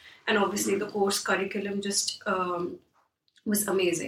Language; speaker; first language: English; non-native, local second language; Hindi